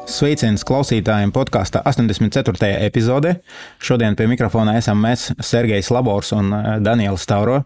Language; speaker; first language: Latvian; non-native, local second language; Russian